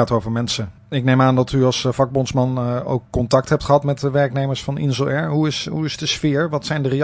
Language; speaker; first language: Dutch; native; Dutch